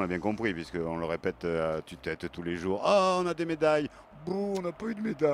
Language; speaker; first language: French; native; French